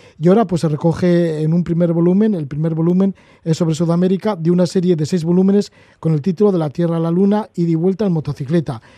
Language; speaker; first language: Spanish; native; Spanish